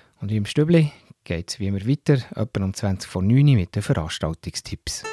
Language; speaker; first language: German; native; German